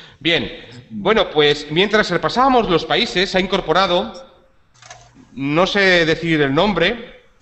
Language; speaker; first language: Spanish; native; Spanish